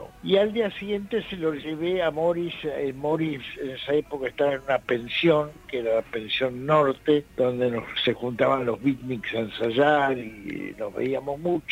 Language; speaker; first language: Spanish; native; Spanish